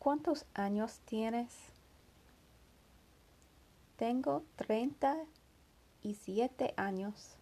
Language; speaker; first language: Spanish; non-native, learner; English